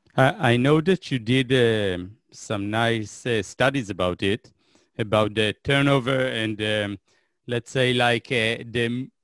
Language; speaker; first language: English; non-native, fluent; Hebrew